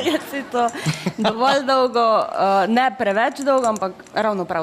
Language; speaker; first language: Slovenian; native; Slovenian